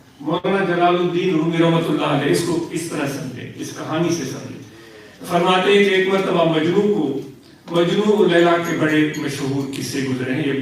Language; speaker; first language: Urdu; non-native, local second language; Sindhi